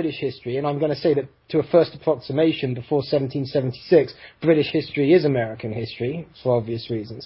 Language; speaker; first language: English; native; English